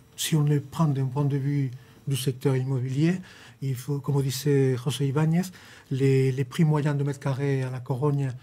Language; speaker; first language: French; non-native, fluent; Spanish